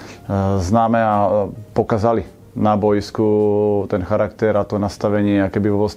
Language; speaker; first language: Polish; non-native, learner; Slovak